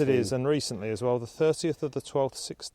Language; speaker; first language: English; native; English